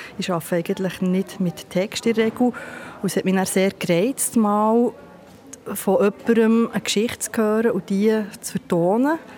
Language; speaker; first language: German; native; German